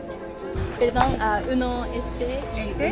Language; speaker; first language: Spanish; non-native, learner; Japanese